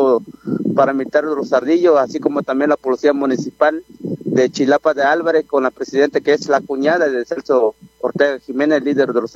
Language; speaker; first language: Spanish; non-native, local second language; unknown